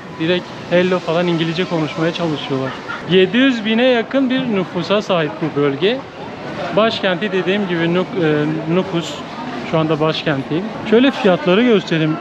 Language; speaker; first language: Turkish; native; Turkish